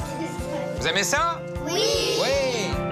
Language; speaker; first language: French; native; French